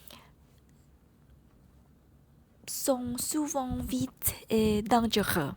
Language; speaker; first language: French; non-native, learner; Vietnamese